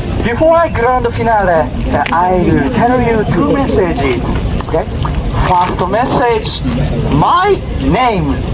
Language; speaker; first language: English; non-native, learner; Japanese